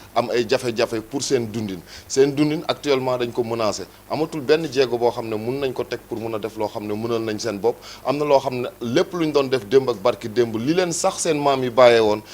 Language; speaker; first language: Wolof; non-native, local second language; Serer